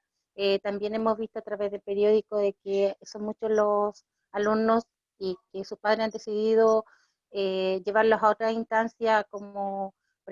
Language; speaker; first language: Spanish; native; Spanish